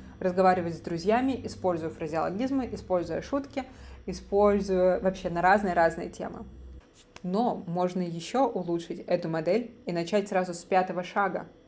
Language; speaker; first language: Russian; native; Russian